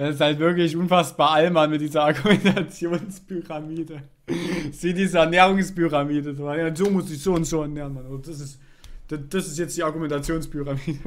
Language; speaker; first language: German; native; German